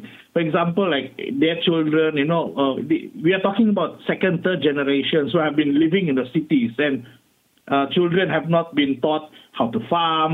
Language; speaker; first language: English; non-native, local second language; Malay